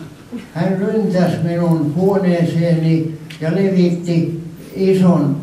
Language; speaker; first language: Finnish; non-native, local second language; Swedish